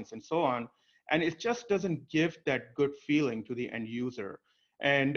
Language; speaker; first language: English; non-native, local second language; Hindi